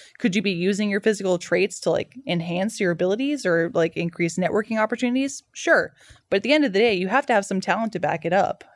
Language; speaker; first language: English; native; English